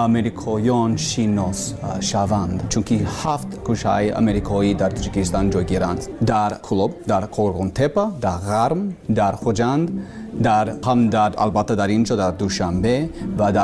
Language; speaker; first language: Persian; non-native, learner; English